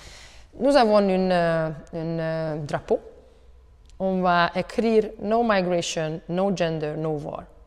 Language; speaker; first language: French; non-native, learner; Hungarian